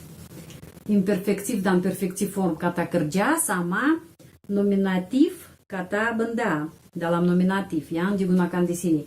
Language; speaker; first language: Indonesian; non-native, fluent; Russian